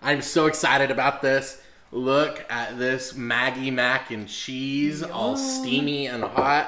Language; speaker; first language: English; native; English